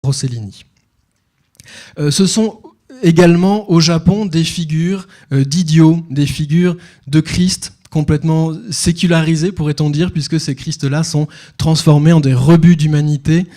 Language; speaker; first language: French; native; French